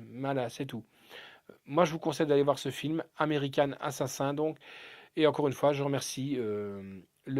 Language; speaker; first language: French; native; French